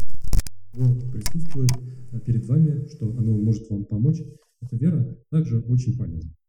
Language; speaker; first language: Russian; native; Russian